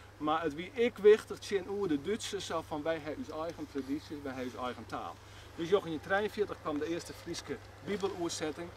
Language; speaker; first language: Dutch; non-native, local second language; Western Frisian